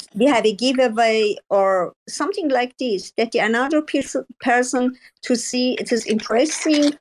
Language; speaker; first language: English; non-native, learner; Persian